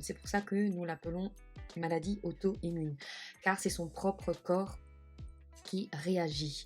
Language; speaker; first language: French; native; French